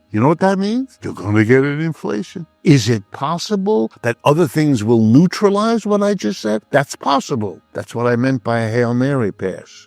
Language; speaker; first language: English; native; English